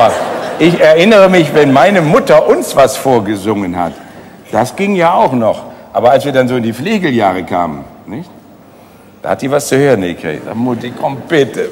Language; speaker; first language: German; native; German